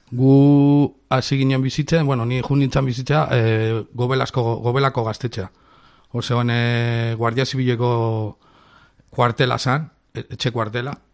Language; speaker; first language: Basque; non-native, local second language; Spanish